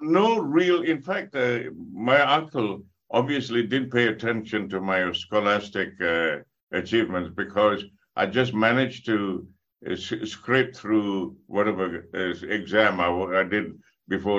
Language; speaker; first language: English; non-native, local second language; Tamil